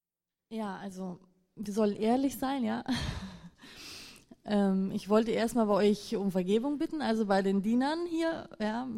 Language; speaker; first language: German; non-native, fluent; Russian